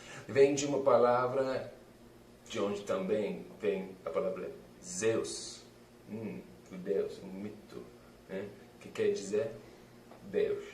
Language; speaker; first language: Portuguese; non-native, fluent; English